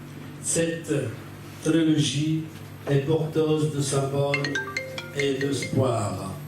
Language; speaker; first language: French; non-native, fluent; Arabic